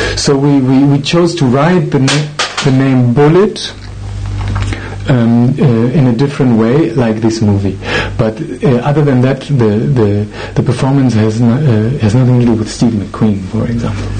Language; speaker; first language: English; non-native, fluent; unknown